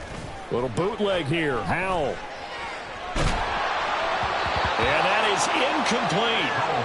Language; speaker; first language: English; native; English